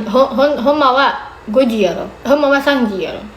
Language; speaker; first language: Japanese; non-native, learner; Indonesian